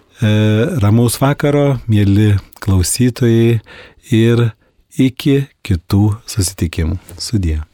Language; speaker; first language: Lithuanian; native; Lithuanian